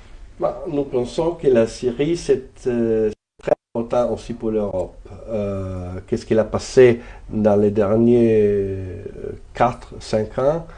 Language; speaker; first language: French; non-native, fluent; Italian